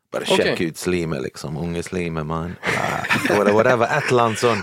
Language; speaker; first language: Norwegian; early bilingual, other home language; Bosnian